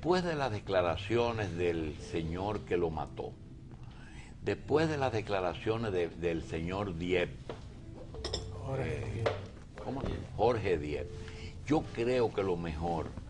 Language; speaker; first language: Spanish; native; Spanish